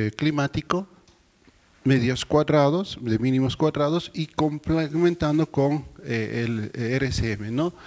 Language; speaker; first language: Spanish; native; Spanish